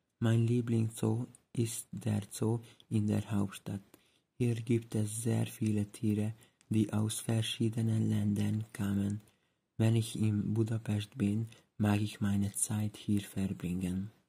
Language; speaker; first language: German; non-native, learner; Hungarian